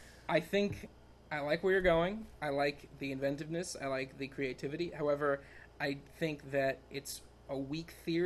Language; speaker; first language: English; native; English